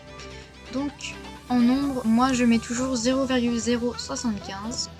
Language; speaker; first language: French; native; French